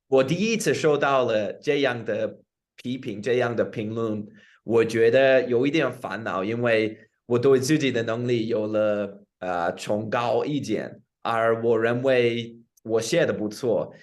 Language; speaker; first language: Chinese; non-native, fluent; English